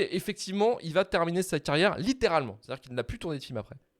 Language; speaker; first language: French; native; French